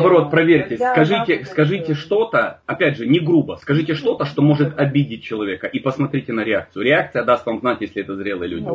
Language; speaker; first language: Russian; native; Russian